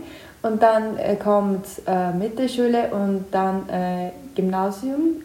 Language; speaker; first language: German; non-native, learner; Turkish